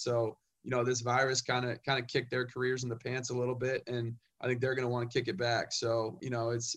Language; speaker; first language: English; native; English